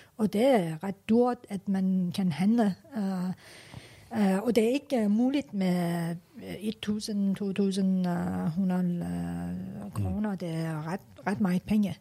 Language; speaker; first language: Danish; non-native, learner; Persian